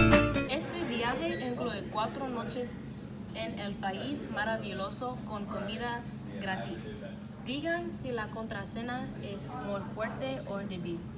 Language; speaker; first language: Spanish; non-native, learner; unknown